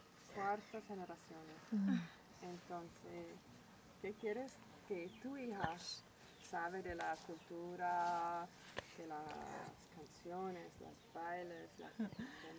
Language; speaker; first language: Spanish; non-native, learner; English